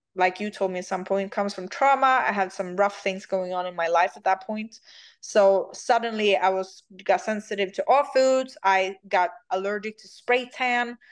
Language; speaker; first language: English; non-native, fluent; Swedish